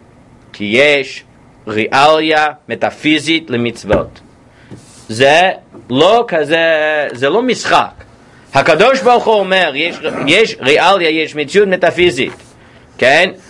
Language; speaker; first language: Hebrew; non-native, fluent; English